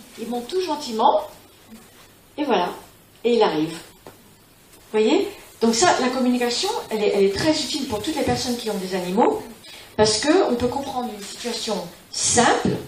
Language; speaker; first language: French; non-native, fluent; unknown